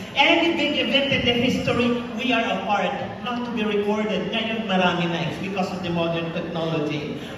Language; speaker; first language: English; non-native, local second language; Filipino